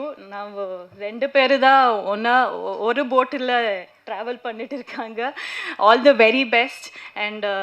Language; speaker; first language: Tamil; non-native, learner; Kannada